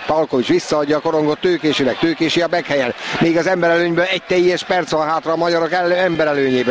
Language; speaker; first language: Hungarian; native; Hungarian